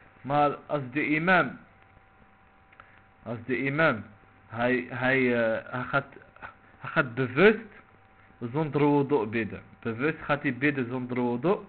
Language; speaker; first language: Dutch; non-native, local second language; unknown